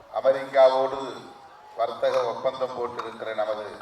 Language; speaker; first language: Tamil; native; Tamil